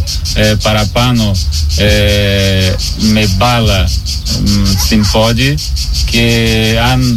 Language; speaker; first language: Greek; non-native, learner; Portuguese